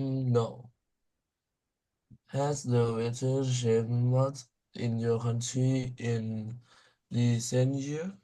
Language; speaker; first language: English; non-native, learner; Thai